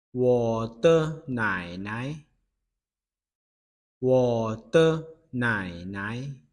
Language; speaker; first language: Chinese; non-native, fluent; Lao